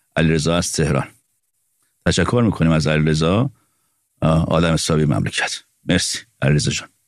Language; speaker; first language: Persian; native; Persian